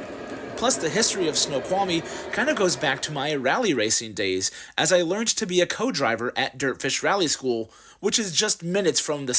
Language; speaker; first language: English; native; English